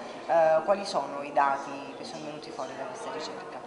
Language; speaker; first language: Italian; native; Italian